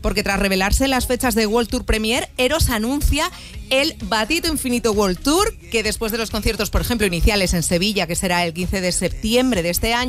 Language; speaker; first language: Spanish; native; Spanish